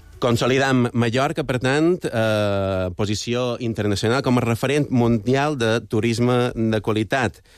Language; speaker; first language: Catalan; native; Catalan